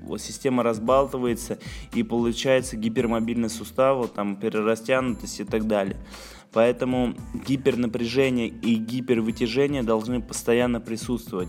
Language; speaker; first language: Russian; native; Russian